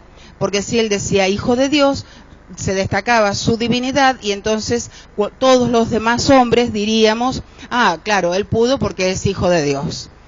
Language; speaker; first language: Spanish; native; Spanish